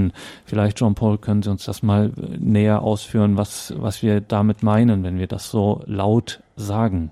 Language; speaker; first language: German; native; German